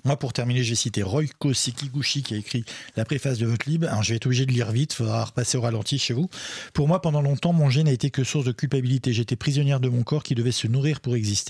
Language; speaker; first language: French; native; French